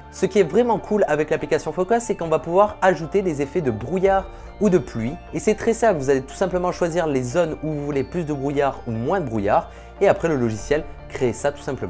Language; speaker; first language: French; native; French